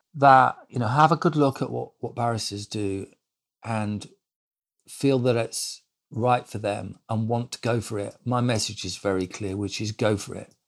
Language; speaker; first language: English; native; English